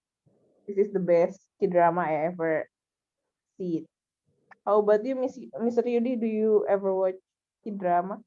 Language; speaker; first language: English; non-native, learner; Indonesian